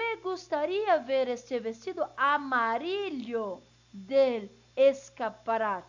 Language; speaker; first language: Spanish; non-native, learner; Portuguese